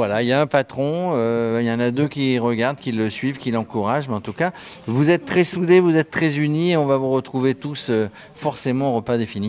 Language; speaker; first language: French; native; French